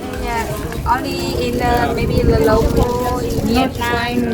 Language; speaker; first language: English; non-native, learner; Vietnamese